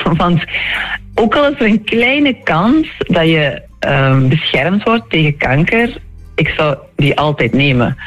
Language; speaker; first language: Dutch; early bilingual, other home language; Turkish